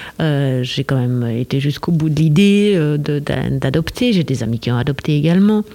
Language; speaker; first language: French; non-native, fluent; Spanish